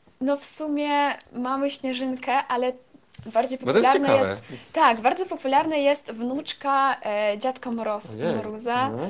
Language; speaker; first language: Polish; non-native, fluent; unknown